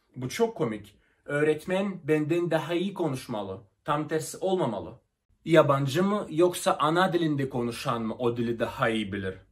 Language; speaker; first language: Turkish; non-native, fluent; Russian